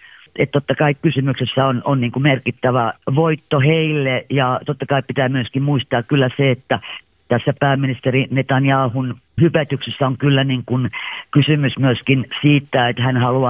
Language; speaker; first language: Finnish; native; Finnish